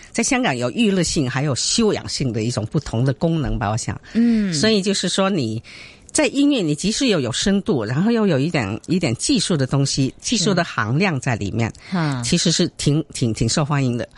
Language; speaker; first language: Chinese; native; Chinese